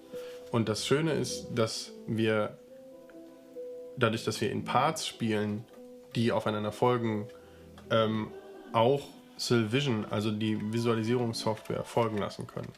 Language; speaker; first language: German; native; German